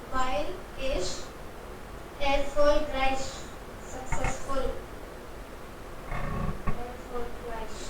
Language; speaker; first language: German; non-native, learner; Hindi